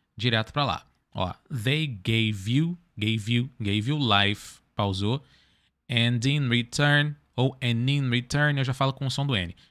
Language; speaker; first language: English; non-native, fluent; Portuguese